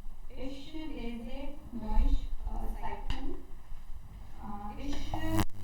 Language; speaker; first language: German; non-native, learner; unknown